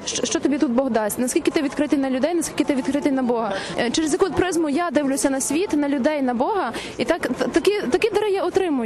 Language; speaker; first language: Ukrainian; native; Ukrainian